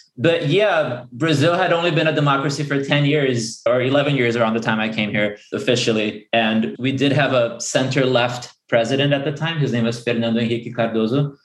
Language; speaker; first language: English; early bilingual, other home language; Portuguese